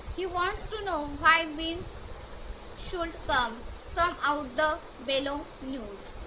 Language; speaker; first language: English; non-native, local second language; Marathi